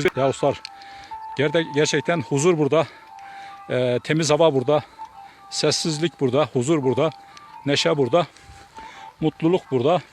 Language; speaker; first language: Turkish; native; Turkish